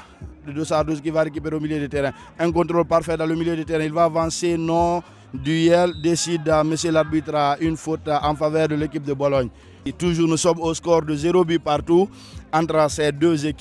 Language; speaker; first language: French; non-native, local second language; Fula